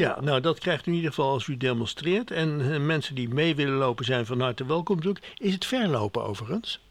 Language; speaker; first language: Dutch; native; Dutch